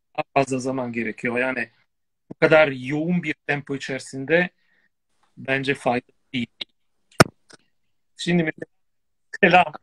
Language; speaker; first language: Turkish; non-native, fluent; Italian